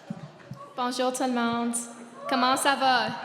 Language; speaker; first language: French; non-native, local second language; English